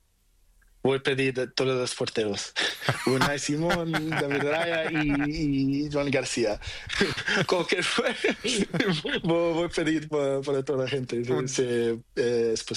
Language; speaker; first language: Spanish; non-native, learner; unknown